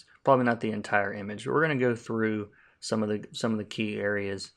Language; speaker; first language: English; native; English